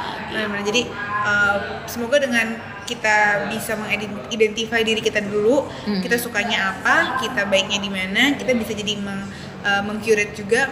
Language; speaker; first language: Indonesian; native; Indonesian